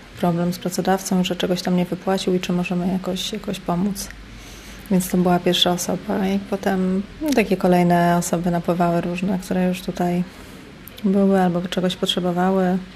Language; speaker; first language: Polish; native; Polish